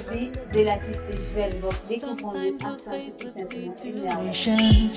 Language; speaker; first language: French; native; French